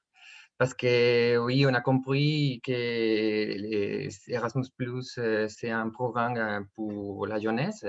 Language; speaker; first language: French; non-native, fluent; Spanish